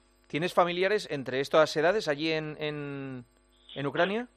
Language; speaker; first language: Spanish; native; Spanish